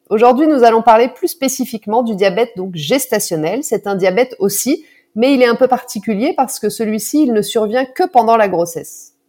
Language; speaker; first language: French; native; French